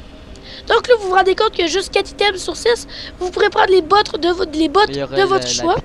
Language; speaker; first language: French; native; French